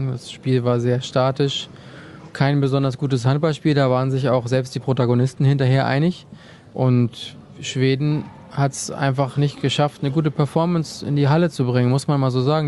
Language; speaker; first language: German; native; German